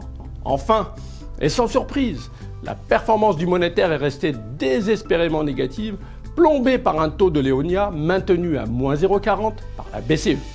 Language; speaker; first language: French; native; French